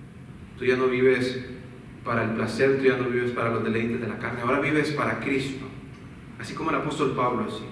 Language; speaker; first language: Spanish; native; Spanish